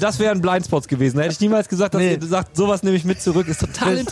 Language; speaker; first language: German; native; German